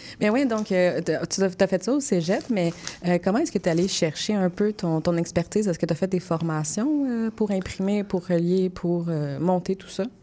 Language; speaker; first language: French; native; French